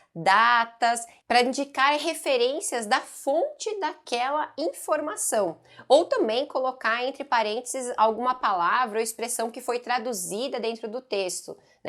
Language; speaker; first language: Portuguese; native; Portuguese